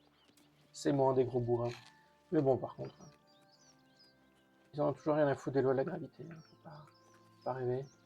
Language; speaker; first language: French; native; French